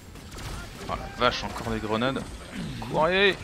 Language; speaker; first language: French; native; French